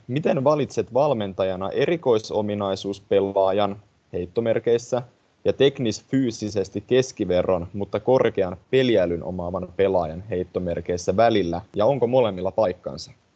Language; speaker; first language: Finnish; native; Finnish